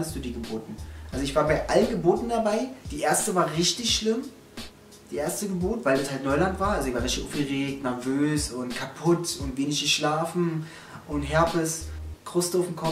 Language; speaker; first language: German; native; German